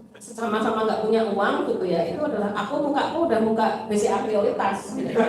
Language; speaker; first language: Indonesian; native; Indonesian